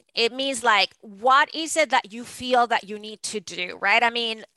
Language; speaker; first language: English; non-native, fluent; Spanish